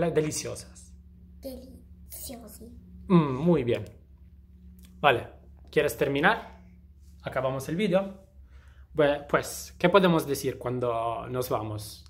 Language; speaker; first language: Spanish; non-native, fluent; Italian